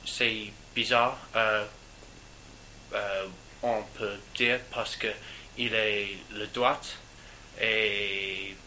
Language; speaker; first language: French; non-native, learner; English